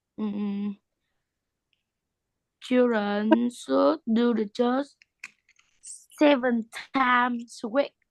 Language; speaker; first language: English; non-native, learner; Vietnamese